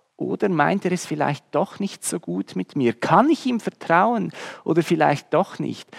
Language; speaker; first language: German; native; German